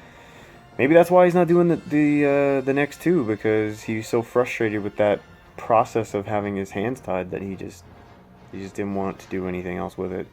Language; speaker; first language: English; native; English